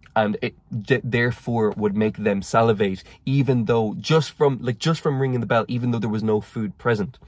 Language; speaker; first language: English; native; English